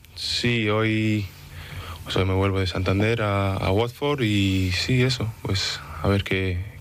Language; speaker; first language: Spanish; early bilingual, other home language; English